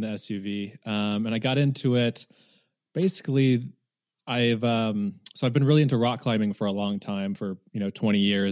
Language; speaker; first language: English; native; English